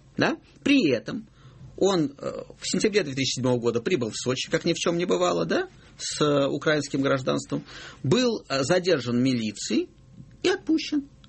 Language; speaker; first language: Russian; native; Russian